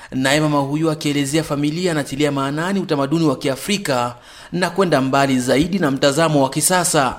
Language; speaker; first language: Swahili; non-native, local second language; Rundi